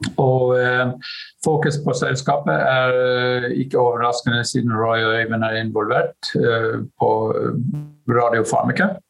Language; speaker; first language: Norwegian; non-native, fluent; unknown